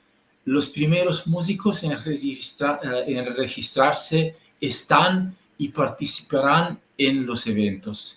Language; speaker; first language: Spanish; non-native, learner; Italian